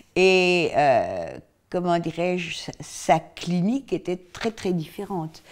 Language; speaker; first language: French; native; French